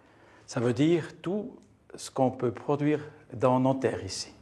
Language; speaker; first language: French; early bilingual, heritage; Spanish